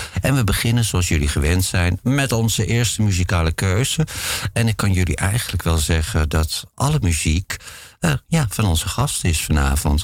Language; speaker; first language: Dutch; native; Dutch